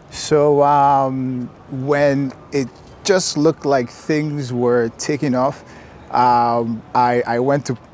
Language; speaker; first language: English; native; English